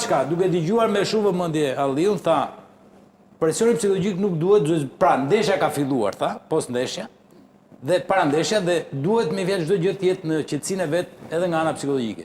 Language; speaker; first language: Albanian; native; Albanian